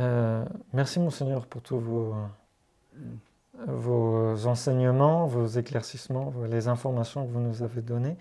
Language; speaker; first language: French; native; French